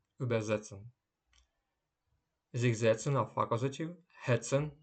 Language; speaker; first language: German; non-native, fluent; Ukrainian